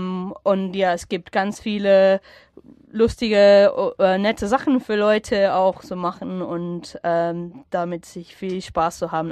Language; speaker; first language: German; non-native, fluent; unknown